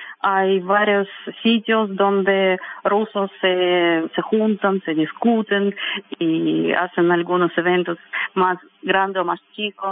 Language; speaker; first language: Spanish; non-native, fluent; Russian